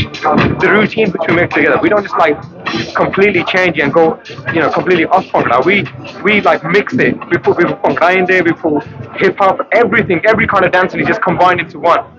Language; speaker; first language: English; early bilingual, other home language; Punjabi